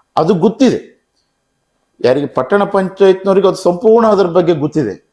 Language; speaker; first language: Kannada; native; Kannada